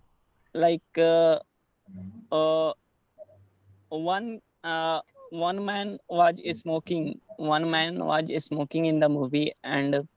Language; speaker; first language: English; non-native, learner; Hindi